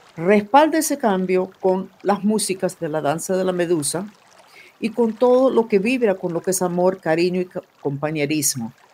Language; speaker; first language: Spanish; non-native, fluent; English